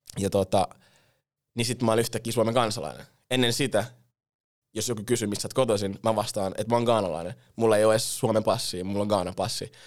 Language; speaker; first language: Finnish; early bilingual, other home language; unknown